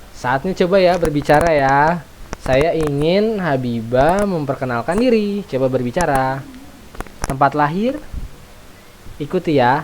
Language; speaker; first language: Indonesian; native; Indonesian